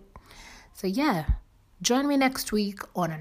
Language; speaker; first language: English; non-native, local second language; Swahili